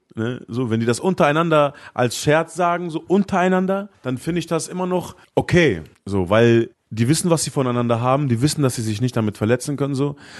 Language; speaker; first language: German; early bilingual, other home language; Arabic